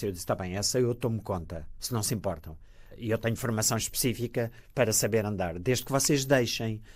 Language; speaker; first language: Portuguese; native; Portuguese